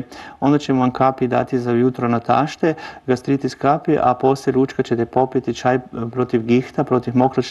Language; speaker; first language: Croatian; native; Croatian